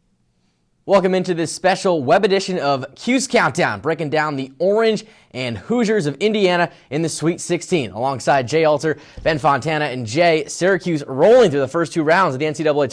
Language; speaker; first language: English; native; English